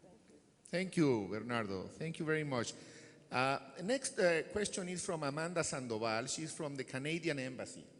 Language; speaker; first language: English; non-native, fluent; Spanish